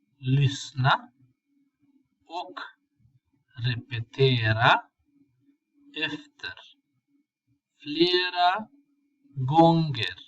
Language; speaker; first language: Swedish; non-native, fluent; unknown